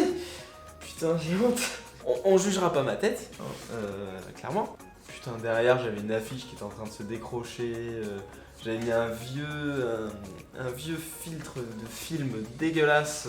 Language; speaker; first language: French; native; French